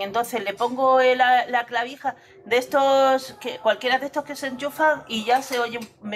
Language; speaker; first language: Spanish; native; Spanish